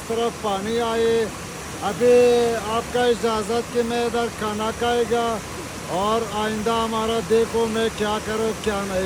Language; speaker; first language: Hindi; non-native, local second language; Pashto